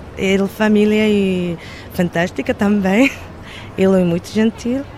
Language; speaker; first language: Portuguese; non-native, learner; Arabic